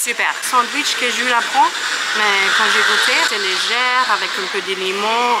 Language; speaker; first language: French; non-native, learner; Italian